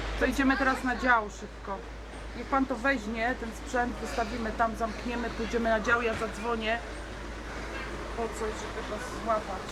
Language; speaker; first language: Polish; native; Polish